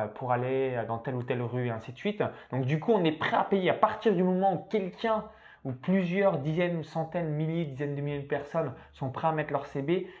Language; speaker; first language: French; native; French